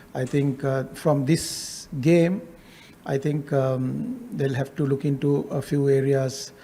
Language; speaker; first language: English; non-native, local second language; Sinhala